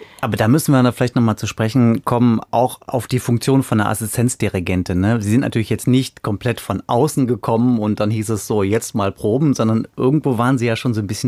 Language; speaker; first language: German; native; German